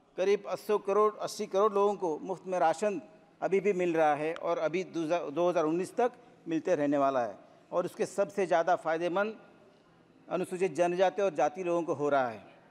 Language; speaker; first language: Hindi; non-native, local second language; Marathi